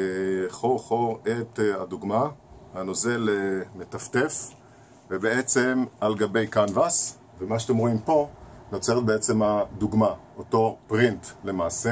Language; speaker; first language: Hebrew; native; Hebrew